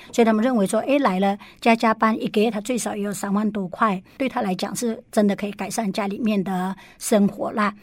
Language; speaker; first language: Chinese; early bilingual, heritage; Chinese